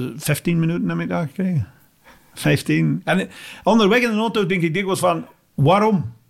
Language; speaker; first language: Dutch; non-native, fluent; English